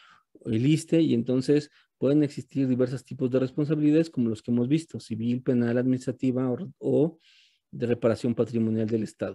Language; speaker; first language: Spanish; native; Spanish